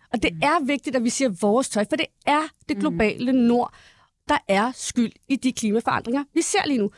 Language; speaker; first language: Danish; early bilingual, other home language; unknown